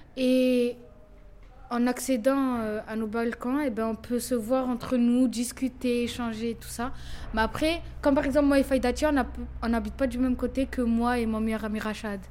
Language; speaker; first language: French; native; French